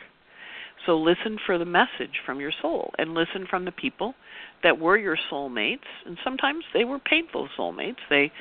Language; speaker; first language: English; native; English